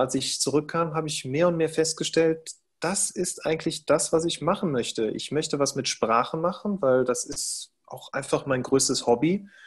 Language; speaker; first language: German; native; German